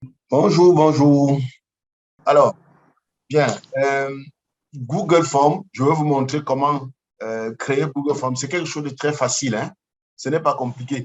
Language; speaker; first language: French; non-native, local second language; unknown